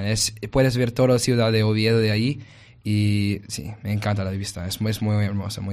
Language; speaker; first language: Spanish; non-native, learner; English